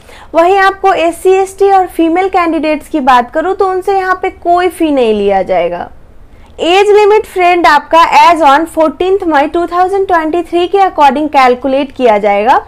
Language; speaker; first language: Hindi; native; Hindi